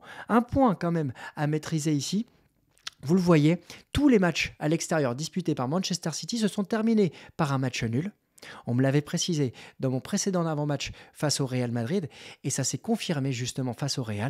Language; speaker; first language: French; native; French